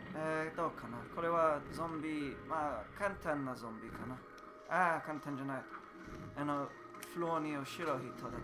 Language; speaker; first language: Japanese; non-native, learner; English